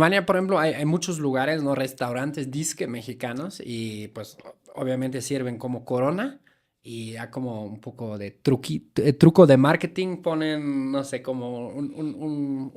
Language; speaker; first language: Spanish; non-native, fluent; German